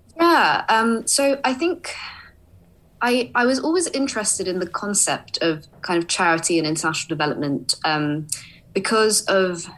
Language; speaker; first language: English; early bilingual, other home language; Hindi